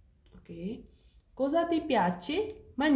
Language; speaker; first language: Italian; non-native, learner; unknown